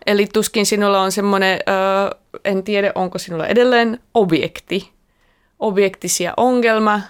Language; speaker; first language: Finnish; non-native, fluent; Slovak